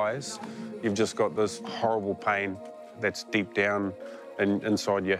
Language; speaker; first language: English; native; English